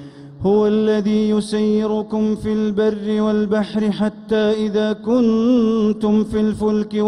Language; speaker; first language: Arabic; native; Arabic